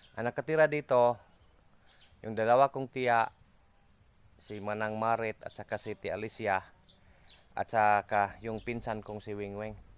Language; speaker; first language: Filipino; non-native, local second language; Cebuano